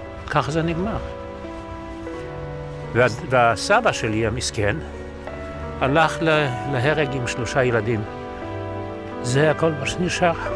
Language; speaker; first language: Hebrew; non-native, fluent; Polish